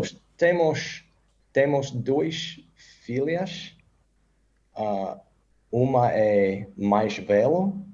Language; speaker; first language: Portuguese; non-native, learner; English